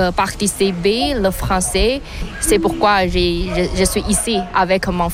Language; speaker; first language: French; non-native, learner; Chinese